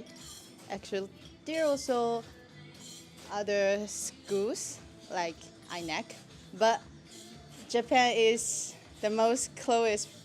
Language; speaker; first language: English; non-native, learner; Chinese